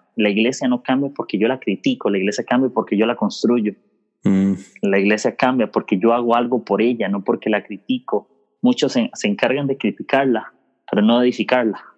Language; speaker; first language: Spanish; native; Spanish